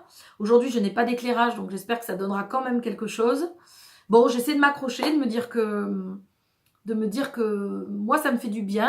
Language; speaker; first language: French; native; French